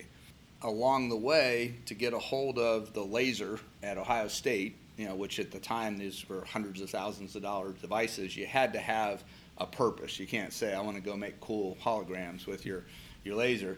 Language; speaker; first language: English; native; English